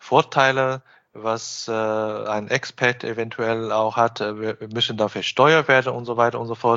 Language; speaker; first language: German; non-native, fluent; Chinese